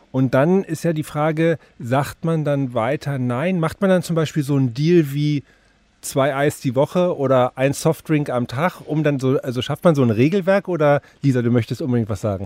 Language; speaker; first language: German; native; German